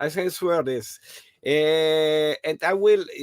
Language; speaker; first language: English; non-native, learner; German